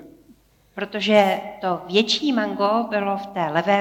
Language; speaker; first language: Czech; native; Czech